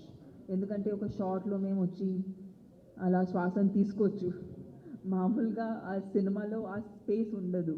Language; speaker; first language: Telugu; non-native, fluent; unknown